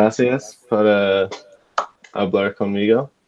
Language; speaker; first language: Spanish; non-native, learner; English